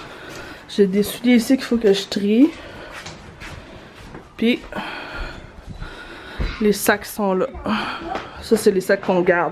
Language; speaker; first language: French; native; French